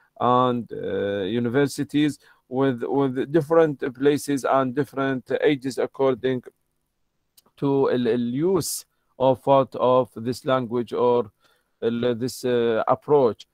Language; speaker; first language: English; non-native, fluent; Arabic